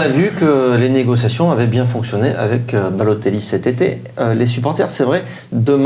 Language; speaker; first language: French; native; French